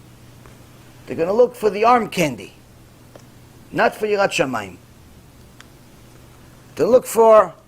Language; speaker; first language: English; non-native, fluent; Hebrew